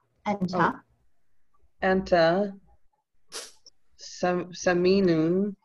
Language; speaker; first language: Arabic; non-native, learner; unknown